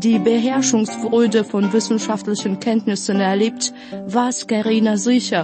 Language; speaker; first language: German; non-native, fluent; Russian